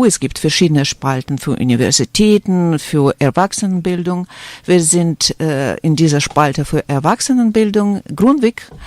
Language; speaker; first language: German; non-native, fluent; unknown